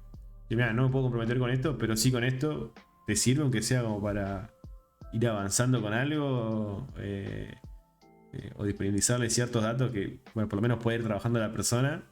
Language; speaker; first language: Spanish; native; Spanish